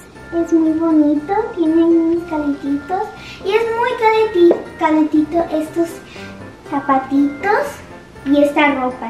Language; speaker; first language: Spanish; early bilingual, other home language; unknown